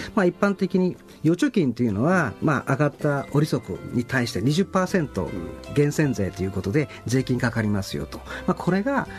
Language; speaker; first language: Japanese; native; Japanese